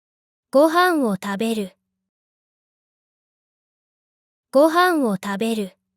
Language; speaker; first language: Japanese; native; Japanese